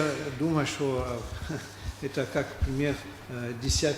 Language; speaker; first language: Russian; non-native, learner; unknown